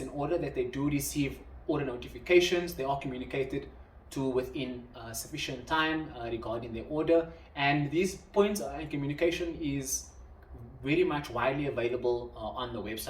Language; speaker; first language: English; non-native, local second language; Afrikaans